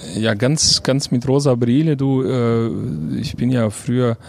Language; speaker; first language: German; non-native, fluent; Russian